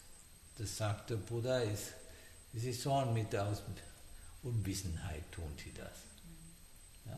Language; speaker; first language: German; non-native, learner; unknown